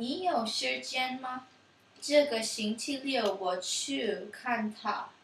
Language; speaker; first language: Chinese; non-native, learner; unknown